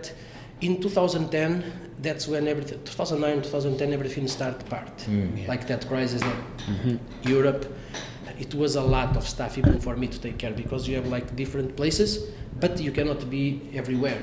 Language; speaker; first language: English; non-native, fluent; Portuguese